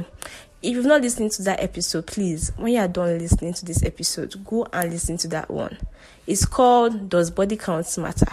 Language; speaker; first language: English; non-native, local second language; Yoruba